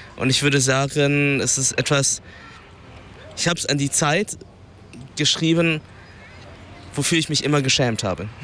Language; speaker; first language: German; early bilingual, other home language; Vietnamese